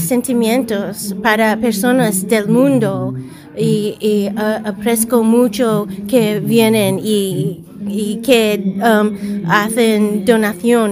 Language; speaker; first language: Spanish; non-native, learner; English